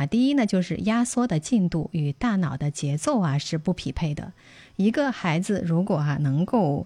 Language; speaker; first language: Chinese; native; Chinese